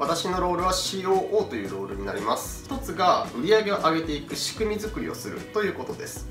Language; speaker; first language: Japanese; native; Japanese